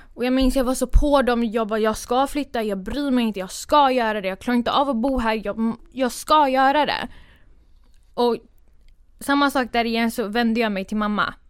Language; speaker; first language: Swedish; early bilingual, other home language; Kurdish